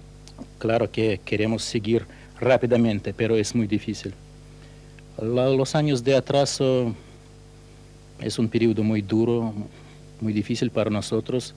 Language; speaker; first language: Spanish; non-native, fluent; Russian